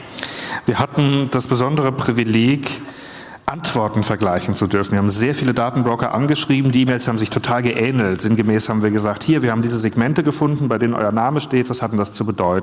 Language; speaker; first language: German; native; German